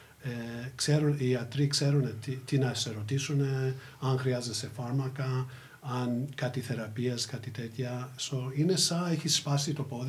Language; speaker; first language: Greek; early bilingual, heritage; English